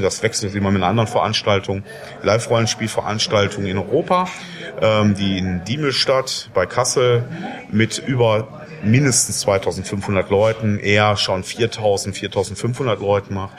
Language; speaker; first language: German; native; German